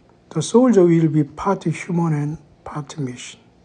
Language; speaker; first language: English; non-native, fluent; Korean